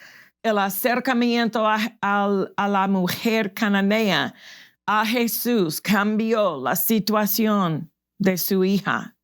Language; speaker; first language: Spanish; non-native, fluent; English